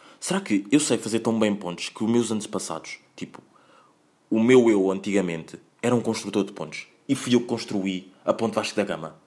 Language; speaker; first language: Portuguese; native; Portuguese